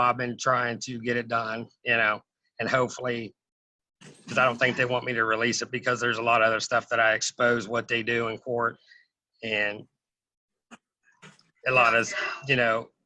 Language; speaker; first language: English; native; English